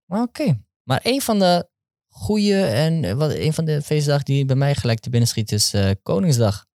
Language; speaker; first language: Dutch; early bilingual, other home language; Turkish